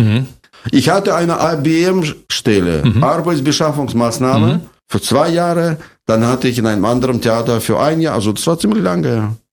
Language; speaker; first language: German; non-native, fluent; Russian